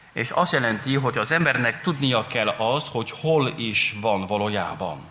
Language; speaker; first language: Hungarian; non-native, fluent; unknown